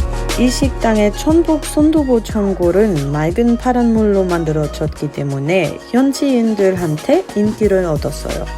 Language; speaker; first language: Korean; non-native, learner; German